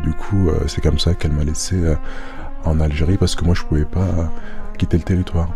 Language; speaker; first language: French; early bilingual, other home language; Arabic